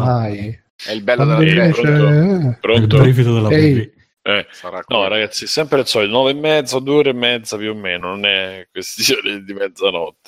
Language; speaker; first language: Italian; native; Italian